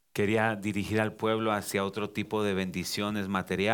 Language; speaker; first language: Spanish; native; Spanish